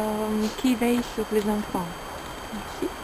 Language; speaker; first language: French; non-native, fluent; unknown